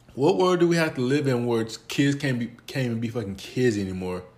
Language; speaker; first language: English; native; English